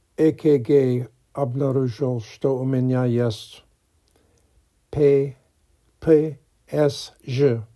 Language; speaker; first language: Russian; non-native, learner; English